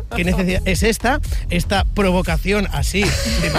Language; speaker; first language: Spanish; native; Spanish